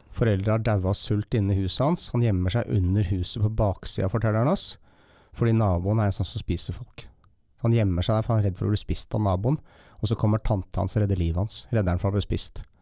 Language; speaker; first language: Norwegian; native; Norwegian